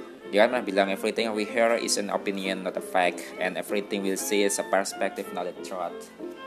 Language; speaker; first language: English; early bilingual, other home language; Javanese